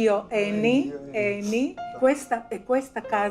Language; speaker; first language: Italian; non-native, fluent; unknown